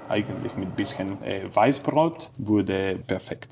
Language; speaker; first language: German; non-native, fluent; Spanish